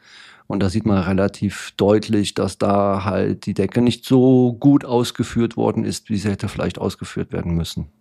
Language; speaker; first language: German; native; German